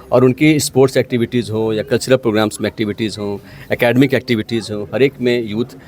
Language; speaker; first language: Hindi; native; Hindi